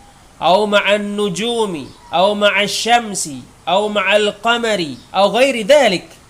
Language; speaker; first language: Arabic; non-native, fluent; Indonesian